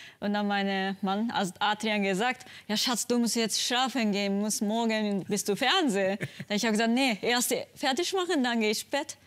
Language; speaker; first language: German; non-native, learner; Japanese